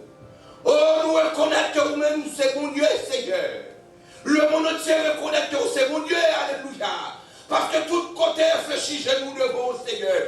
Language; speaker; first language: French; non-native, local second language; Haitian Creole